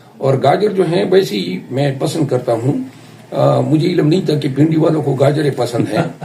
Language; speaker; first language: Urdu; non-native, local second language; Pashto